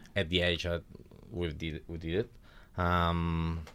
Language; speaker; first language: English; non-native, fluent; Italian